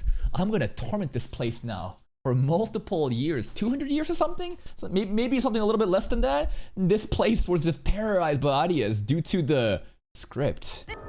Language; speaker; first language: English; native; English